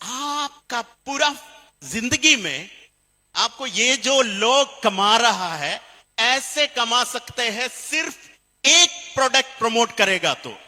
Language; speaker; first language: Hindi; non-native, local second language; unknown